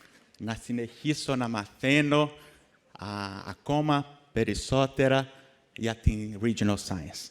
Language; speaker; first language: Greek; non-native, learner; Portuguese